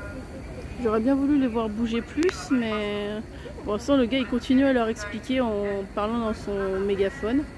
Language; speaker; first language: French; native; French